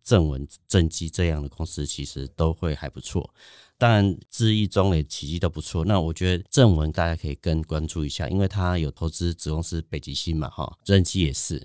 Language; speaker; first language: Chinese; native; Chinese